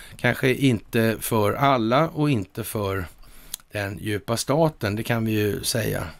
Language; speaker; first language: Swedish; native; Swedish